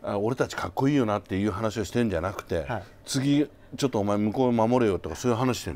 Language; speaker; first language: Japanese; native; Japanese